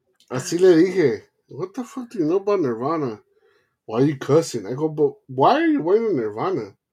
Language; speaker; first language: English; early bilingual, other home language; Spanish